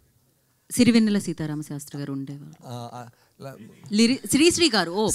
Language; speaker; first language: Telugu; native; Telugu